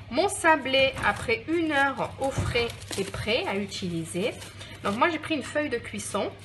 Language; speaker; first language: French; non-native, local second language; Arabic